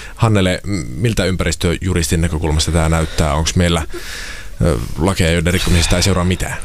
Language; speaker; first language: Finnish; native; Finnish